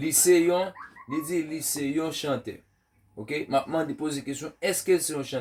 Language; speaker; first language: French; non-native, local second language; Haitian Creole